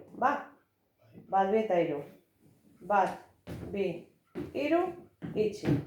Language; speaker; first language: Basque; non-native, local second language; Spanish